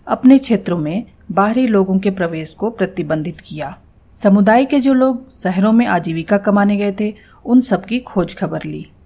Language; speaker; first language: Hindi; non-native, local second language; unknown